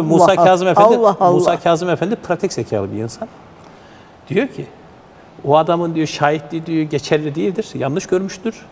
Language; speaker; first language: Turkish; native; Turkish